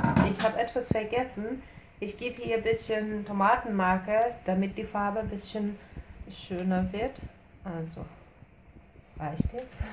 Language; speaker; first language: German; non-native, fluent; Persian